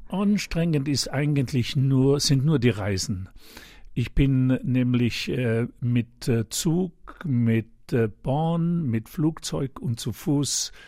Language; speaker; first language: German; non-native, local second language; Ladin